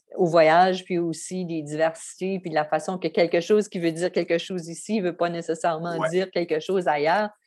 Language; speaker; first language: French; native; French